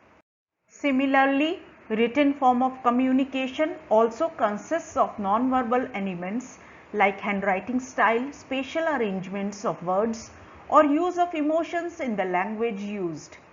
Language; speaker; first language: English; non-native, local second language; Hindi